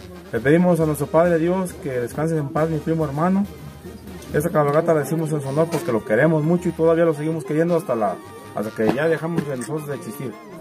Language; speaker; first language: Spanish; native; Spanish